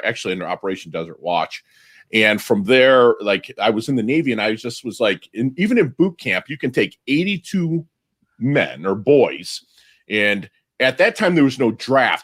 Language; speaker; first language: English; native; English